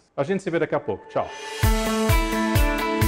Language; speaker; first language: Portuguese; native; Portuguese